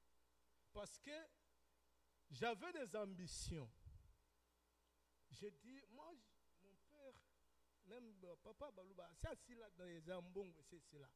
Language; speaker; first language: French; non-native, local second language; Lingala